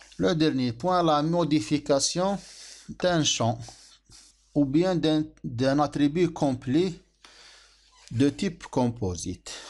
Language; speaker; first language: French; non-native, local second language; Arabic